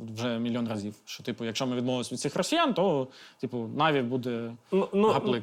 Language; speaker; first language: Ukrainian; non-native, local second language; Russian